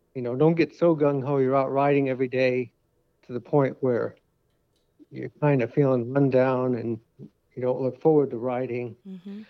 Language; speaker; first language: English; native; English